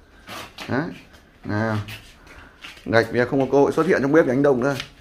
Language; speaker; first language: Vietnamese; native; Vietnamese